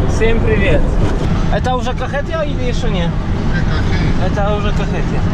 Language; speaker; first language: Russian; non-native, learner; Polish